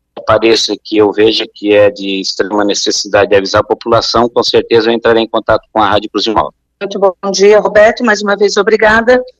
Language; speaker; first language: Portuguese; native; Portuguese